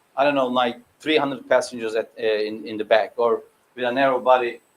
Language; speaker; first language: English; non-native, fluent; Turkish